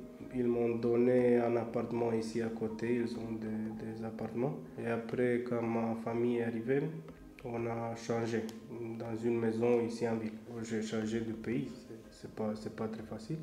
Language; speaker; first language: French; non-native, learner; Romanian